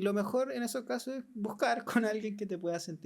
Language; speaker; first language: Spanish; native; Spanish